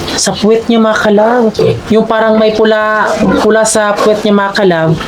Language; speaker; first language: Filipino; non-native, local second language; Cebuano